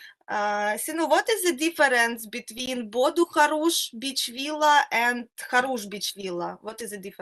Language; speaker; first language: English; non-native, fluent; Russian